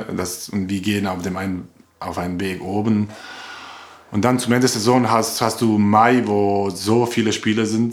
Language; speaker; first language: German; non-native, learner; Croatian